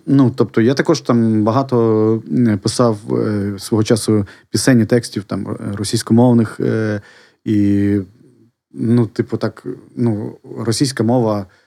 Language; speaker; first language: Ukrainian; non-native, local second language; Russian